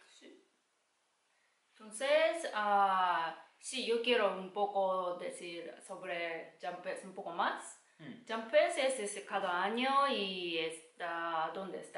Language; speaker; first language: Spanish; non-native, learner; Japanese